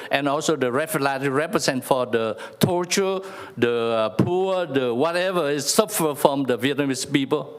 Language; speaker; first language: English; non-native, learner; Vietnamese